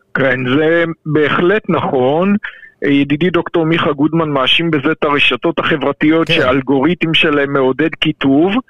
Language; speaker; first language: Hebrew; native; Hebrew